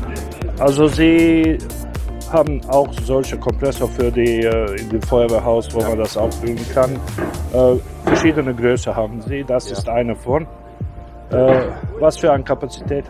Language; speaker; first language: German; non-native, learner; Croatian